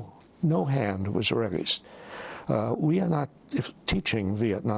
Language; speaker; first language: English; native; English